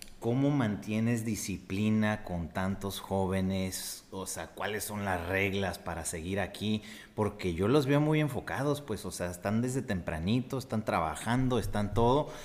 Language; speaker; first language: Spanish; native; Spanish